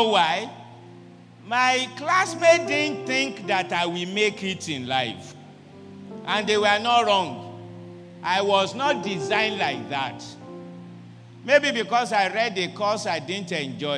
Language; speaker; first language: English; non-native, local second language; Yoruba